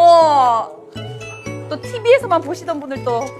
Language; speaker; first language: Korean; non-native, fluent; Filipino